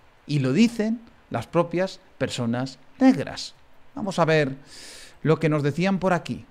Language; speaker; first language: Spanish; native; Spanish